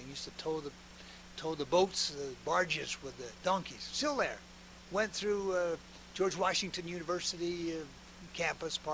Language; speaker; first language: English; native; English